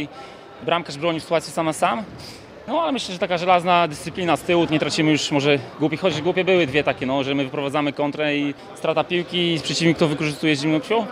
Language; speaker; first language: Polish; native; Polish